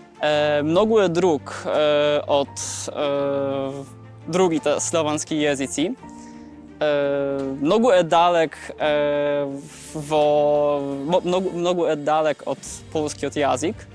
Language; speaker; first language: Macedonian; non-native, learner; Polish